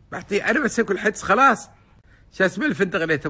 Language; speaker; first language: Arabic; native; Arabic